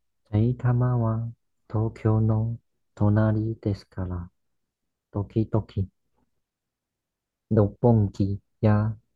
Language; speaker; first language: Japanese; non-native, learner; Chinese